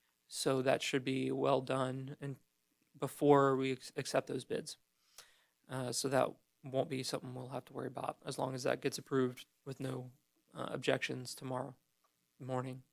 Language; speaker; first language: English; native; English